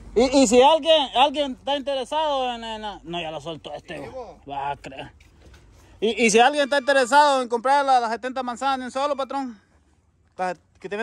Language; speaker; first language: Spanish; native; Spanish